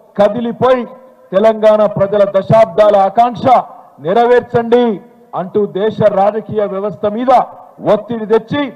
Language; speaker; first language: Telugu; native; Telugu